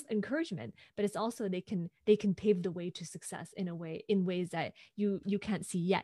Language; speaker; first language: English; non-native, local second language; Cantonese